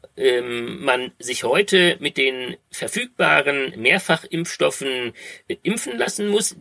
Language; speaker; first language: German; native; German